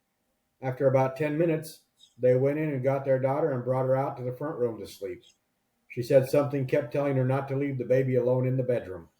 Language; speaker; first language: English; native; English